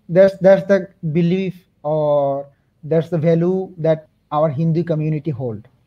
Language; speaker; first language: English; non-native, local second language; Bangla